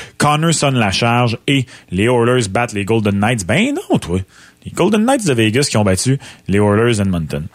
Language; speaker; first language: French; native; French